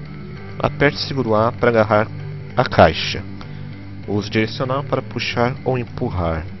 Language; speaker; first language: Portuguese; native; Portuguese